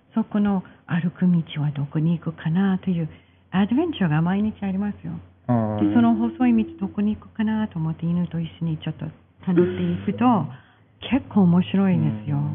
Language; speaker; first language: Japanese; non-native, fluent; English